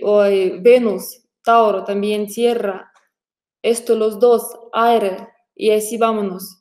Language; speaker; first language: Spanish; non-native, fluent; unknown